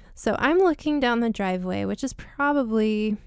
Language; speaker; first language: English; native; English